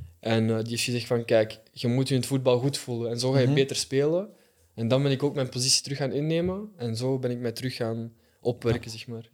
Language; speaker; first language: Dutch; native; Dutch